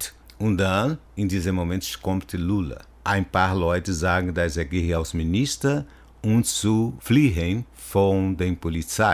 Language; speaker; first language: German; non-native, learner; Portuguese